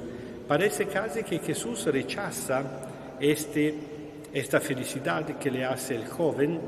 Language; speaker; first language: Spanish; non-native, fluent; Italian